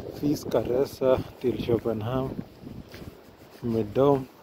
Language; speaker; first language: Swedish; non-native, learner; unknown